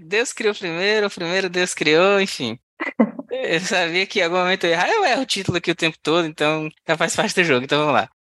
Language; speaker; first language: Portuguese; native; Portuguese